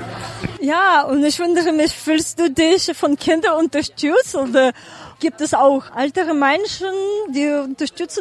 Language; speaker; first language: German; non-native, fluent; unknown